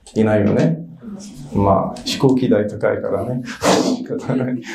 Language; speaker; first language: Japanese; non-native, fluent; Arabic